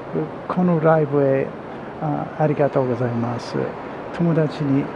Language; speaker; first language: Japanese; non-native, learner; English